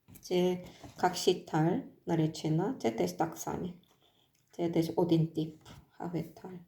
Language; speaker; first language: Ukrainian; non-native, learner; Korean